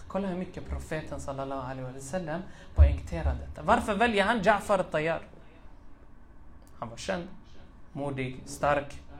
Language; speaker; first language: Swedish; early bilingual, other home language; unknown